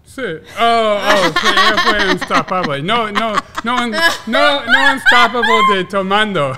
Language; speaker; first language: Spanish; non-native, learner; English